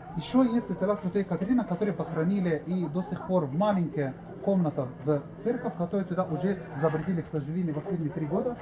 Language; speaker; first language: Russian; non-native, learner; Arabic